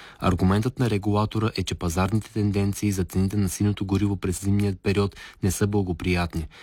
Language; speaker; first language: Bulgarian; native; Bulgarian